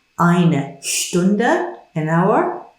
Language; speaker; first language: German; non-native, fluent; English